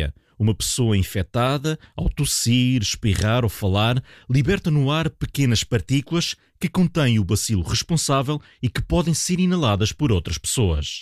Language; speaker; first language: Portuguese; native; Portuguese